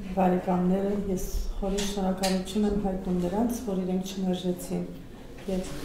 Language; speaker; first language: Armenian; early bilingual, heritage; Armenian